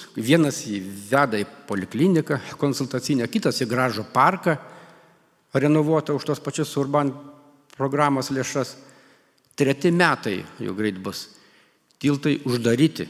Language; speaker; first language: Lithuanian; native; Lithuanian